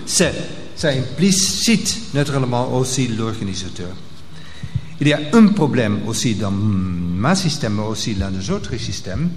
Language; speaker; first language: French; non-native, local second language; Dutch